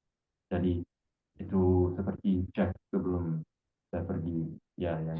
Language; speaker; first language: Indonesian; non-native, fluent; English